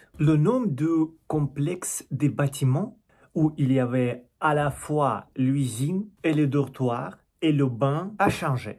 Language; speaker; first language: French; non-native, learner; Russian